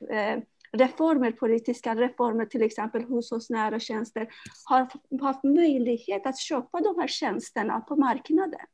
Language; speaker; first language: Swedish; non-native, fluent; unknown